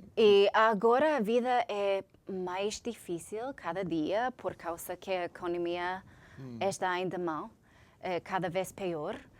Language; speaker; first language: Portuguese; non-native, learner; English